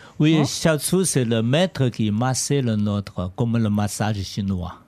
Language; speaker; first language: French; non-native, learner; Chinese